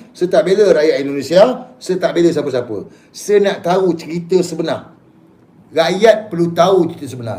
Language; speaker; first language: Malay; native; Malay